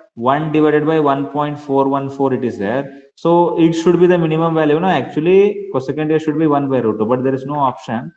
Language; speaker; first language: English; non-native, local second language; Kannada